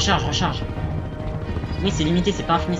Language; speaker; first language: French; native; French